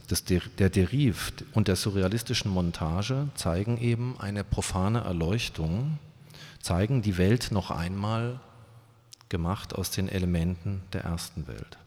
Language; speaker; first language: German; native; German